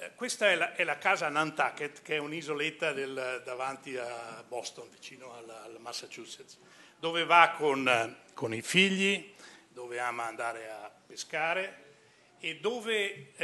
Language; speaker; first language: Italian; native; Italian